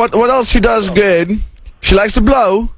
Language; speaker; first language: English; non-native, fluent; Lithuanian